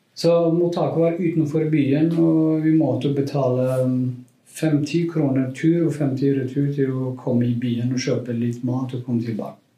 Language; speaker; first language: Norwegian; non-native, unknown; Kurdish